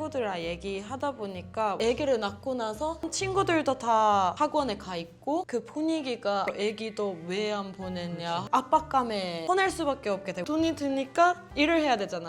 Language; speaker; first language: Korean; non-native, fluent; Finnish